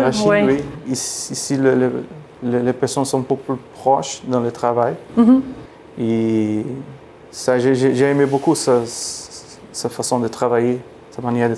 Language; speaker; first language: French; non-native, learner; Portuguese